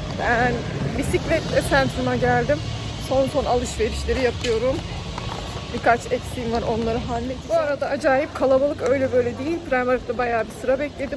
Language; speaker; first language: Turkish; early bilingual, other home language; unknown